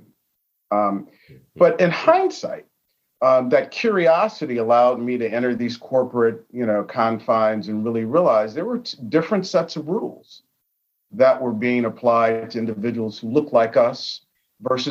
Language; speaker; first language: English; native; English